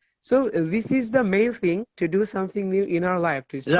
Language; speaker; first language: English; non-native, fluent; Bangla